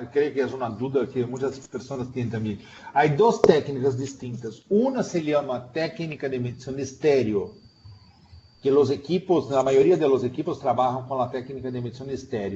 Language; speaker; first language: Spanish; non-native, fluent; Portuguese